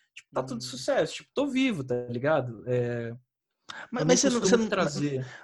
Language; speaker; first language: Portuguese; native; Portuguese